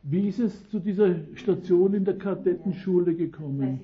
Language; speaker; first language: German; native; German